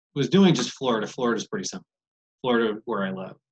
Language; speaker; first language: English; native; English